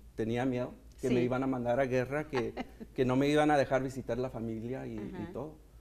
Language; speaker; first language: Spanish; early bilingual, heritage; Spanish